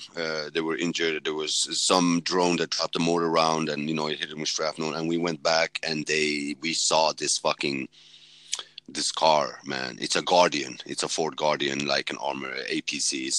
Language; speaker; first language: English; early bilingual, heritage; Swedish